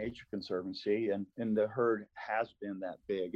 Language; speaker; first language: English; non-native, fluent; Spanish